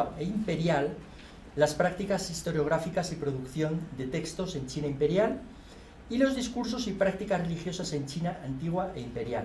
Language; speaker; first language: Spanish; native; Spanish